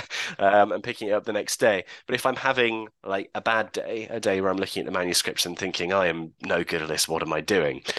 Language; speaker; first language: English; native; English